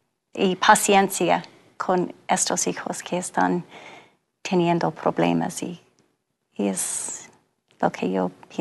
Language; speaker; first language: Spanish; non-native, fluent; English